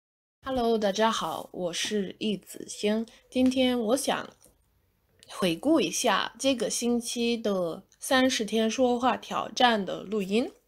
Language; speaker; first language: Chinese; non-native, fluent; English